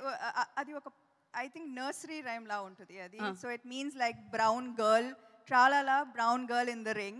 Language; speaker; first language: Telugu; non-native, fluent; Tamil